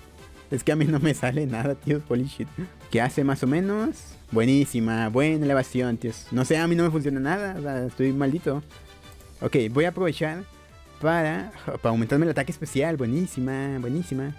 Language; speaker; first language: Spanish; native; Spanish